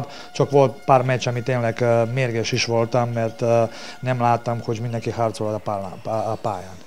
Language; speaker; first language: Hungarian; non-native, learner; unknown